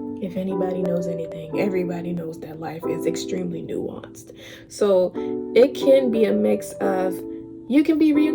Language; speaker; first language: English; native; English